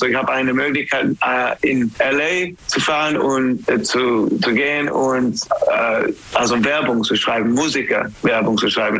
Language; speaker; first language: German; non-native, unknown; English